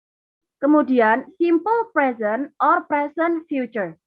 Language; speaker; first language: English; non-native, learner; Indonesian